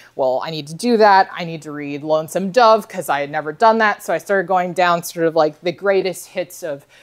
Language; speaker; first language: English; native; English